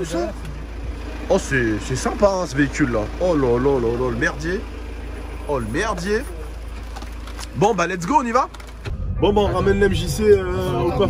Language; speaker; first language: French; native; French